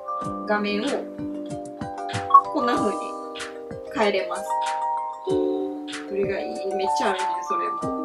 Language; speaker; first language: Japanese; native; Japanese